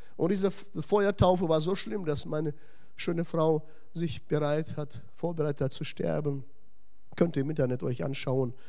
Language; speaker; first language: German; non-native, fluent; Russian